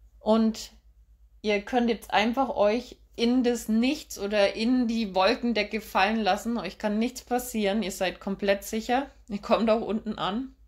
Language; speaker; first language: German; native; German